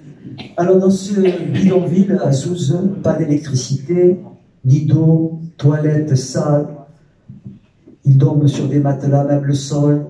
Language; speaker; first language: French; native; French